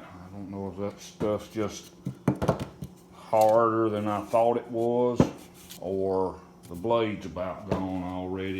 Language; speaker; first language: English; native; English